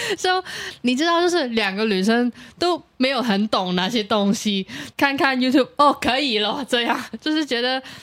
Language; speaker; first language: Chinese; native; Chinese